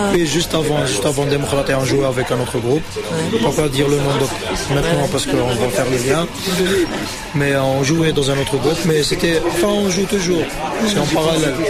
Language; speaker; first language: French; non-native, local second language; Arabic